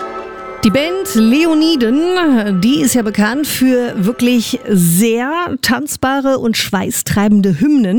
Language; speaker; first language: German; native; German